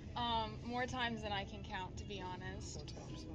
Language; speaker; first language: English; native; English